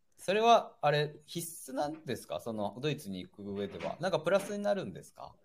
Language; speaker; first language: Japanese; native; Japanese